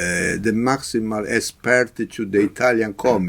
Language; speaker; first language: English; non-native, learner; Italian